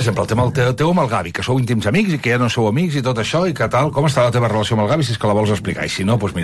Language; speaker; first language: Catalan; native; Catalan